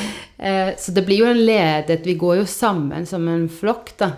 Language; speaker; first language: Norwegian; non-native, fluent; Estonian